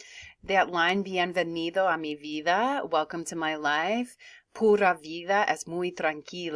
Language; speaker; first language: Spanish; non-native, fluent; English